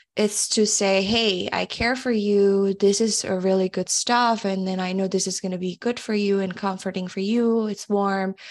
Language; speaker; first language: English; early bilingual, other home language; Indonesian